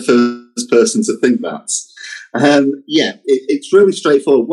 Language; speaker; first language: English; native; English